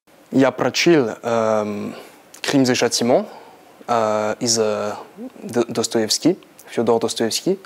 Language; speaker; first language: Russian; non-native, learner; French